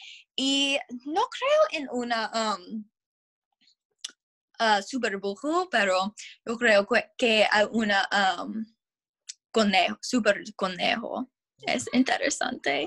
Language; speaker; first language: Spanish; non-native, learner; English